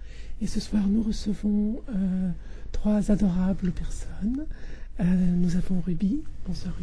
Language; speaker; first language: French; native; French